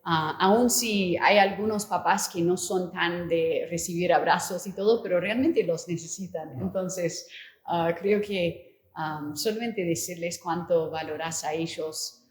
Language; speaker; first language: Spanish; non-native, fluent; English